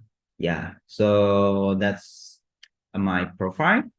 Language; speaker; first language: English; non-native, learner; Japanese